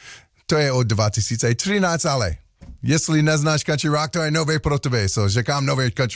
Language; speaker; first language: Czech; non-native, learner; English